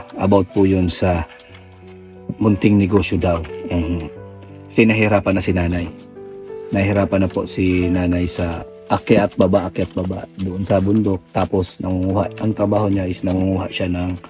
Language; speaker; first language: Filipino; native; Filipino